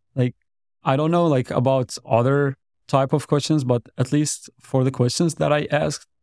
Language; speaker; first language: English; non-native, fluent; Arabic